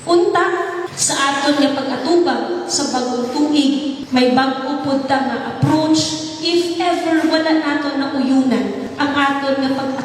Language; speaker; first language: Cebuano; non-native, local second language; Hiligaynon